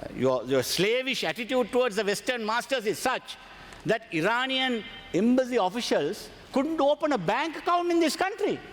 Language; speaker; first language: English; non-native, local second language; Sinhala